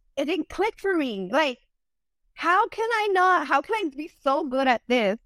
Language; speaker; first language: English; early bilingual, other home language; Spanish